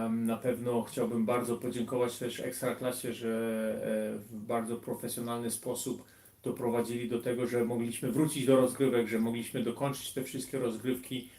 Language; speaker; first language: Polish; early bilingual, heritage; Polish